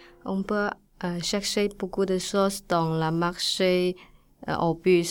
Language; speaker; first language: French; non-native, learner; Chinese